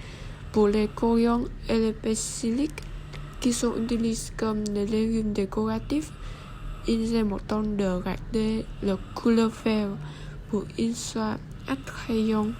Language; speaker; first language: French; non-native, learner; Vietnamese